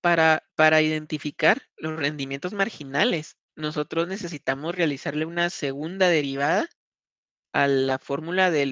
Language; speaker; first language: Spanish; native; Spanish